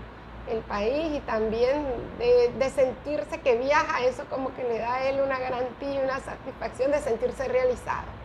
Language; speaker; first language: Spanish; native; Spanish